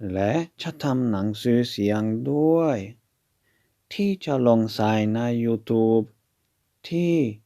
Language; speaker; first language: Thai; non-native, fluent; Hungarian